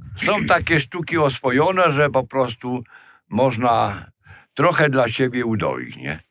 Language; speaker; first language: Polish; native; Polish